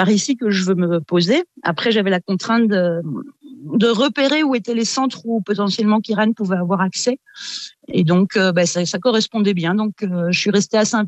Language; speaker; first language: French; native; French